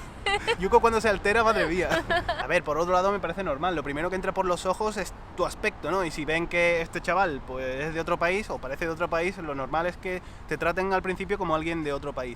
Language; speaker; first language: Spanish; native; Spanish